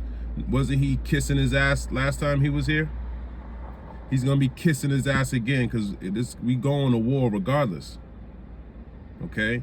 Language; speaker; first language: English; native; English